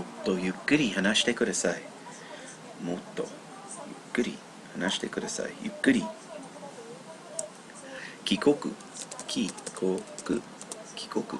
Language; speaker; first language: Japanese; non-native, learner; English